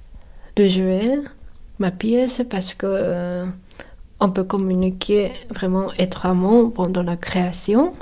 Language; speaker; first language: French; non-native, fluent; Japanese